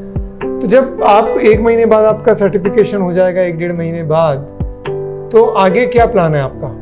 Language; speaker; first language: Hindi; native; Hindi